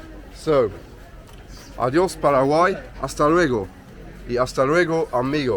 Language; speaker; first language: Spanish; non-native, learner; English